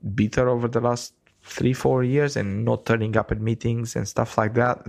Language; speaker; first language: English; non-native, fluent; Romanian